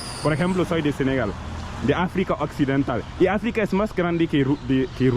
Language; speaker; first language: Spanish; non-native, local second language; French